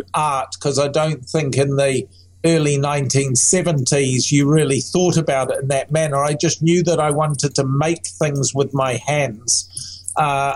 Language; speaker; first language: English; native; English